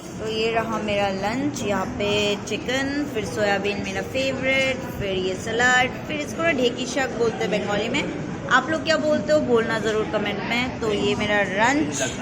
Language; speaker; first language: Hindi; non-native, local second language; Bangla